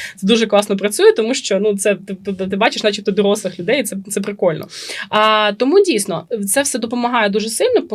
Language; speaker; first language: Ukrainian; native; Ukrainian